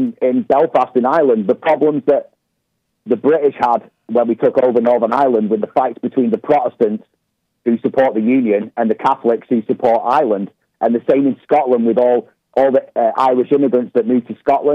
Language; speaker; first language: English; native; English